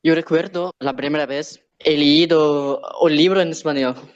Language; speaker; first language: Spanish; non-native, learner; Arabic